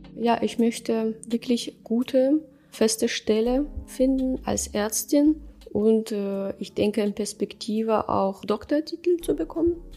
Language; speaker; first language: German; non-native, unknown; Russian